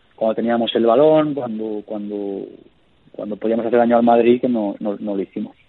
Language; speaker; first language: Spanish; native; Spanish